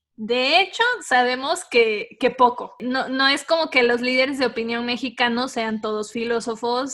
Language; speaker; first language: Spanish; native; Spanish